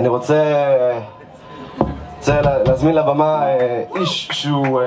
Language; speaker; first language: Hebrew; native; Hebrew